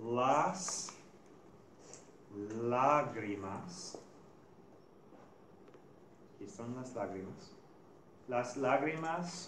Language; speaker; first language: Spanish; non-native, fluent; English